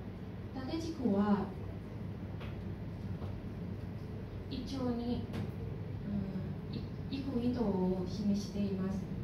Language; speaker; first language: Japanese; non-native, learner; Thai